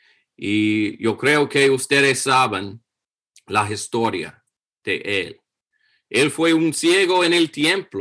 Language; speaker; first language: Spanish; non-native, fluent; English